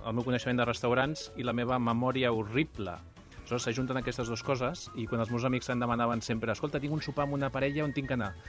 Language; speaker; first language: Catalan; non-native, local second language; Spanish